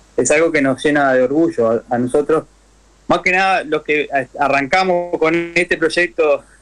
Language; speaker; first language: Spanish; native; Spanish